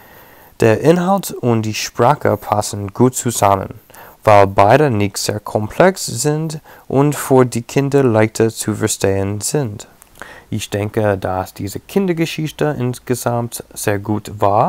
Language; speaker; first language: German; non-native, learner; English